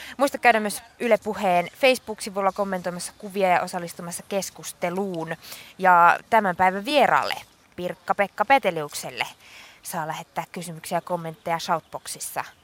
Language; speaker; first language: Finnish; native; Finnish